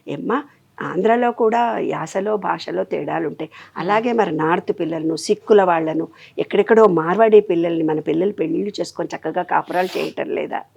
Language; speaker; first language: Telugu; native; Telugu